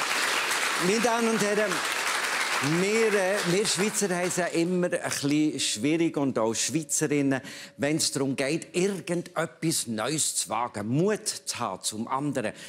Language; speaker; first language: German; native; German